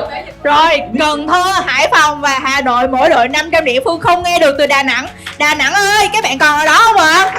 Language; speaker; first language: Vietnamese; native; Vietnamese